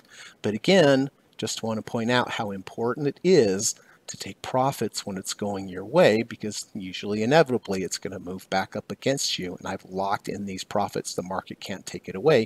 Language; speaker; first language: English; native; English